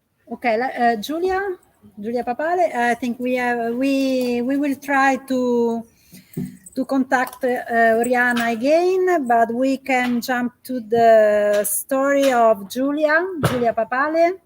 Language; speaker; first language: English; non-native, fluent; Italian